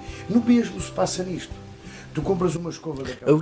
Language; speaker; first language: Portuguese; native; Portuguese